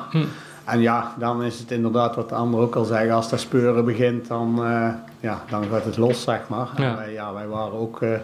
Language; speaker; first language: Dutch; native; Dutch